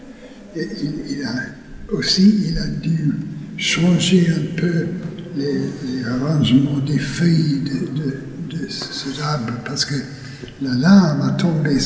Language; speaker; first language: French; non-native, learner; English